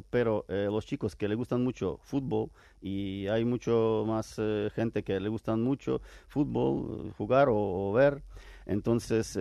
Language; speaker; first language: Spanish; non-native, fluent; Ukrainian